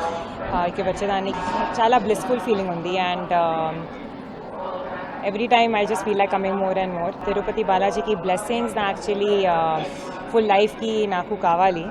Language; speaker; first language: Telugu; non-native, learner; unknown